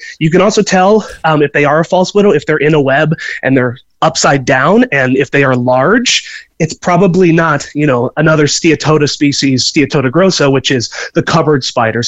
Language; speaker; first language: English; native; English